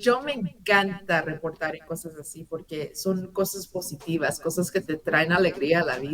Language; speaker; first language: Spanish; early bilingual, heritage; English